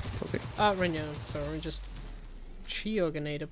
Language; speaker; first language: Welsh; native; Welsh